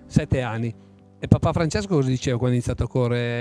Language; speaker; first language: Italian; native; Italian